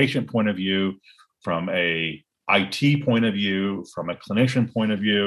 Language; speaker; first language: English; native; English